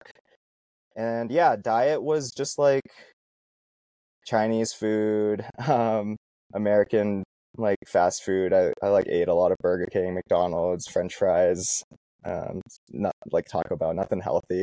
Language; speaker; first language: English; native; English